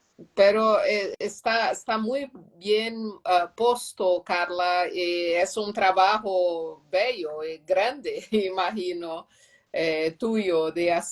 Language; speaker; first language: Spanish; non-native, learner; Portuguese